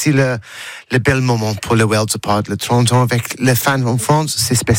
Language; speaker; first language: French; non-native, learner; English